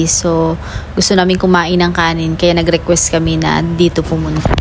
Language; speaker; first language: Filipino; native; Filipino